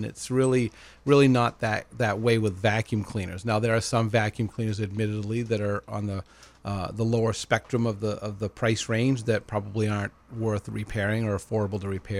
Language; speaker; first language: English; native; English